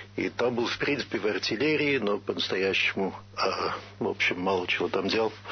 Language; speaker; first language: Russian; early bilingual, heritage; Russian